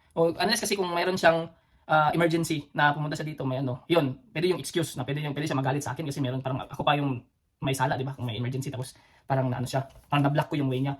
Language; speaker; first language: Filipino; non-native, local second language; Cebuano